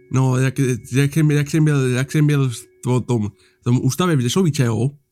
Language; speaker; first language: Czech; native; Czech